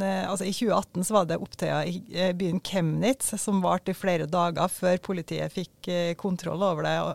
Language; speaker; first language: Norwegian; native; Norwegian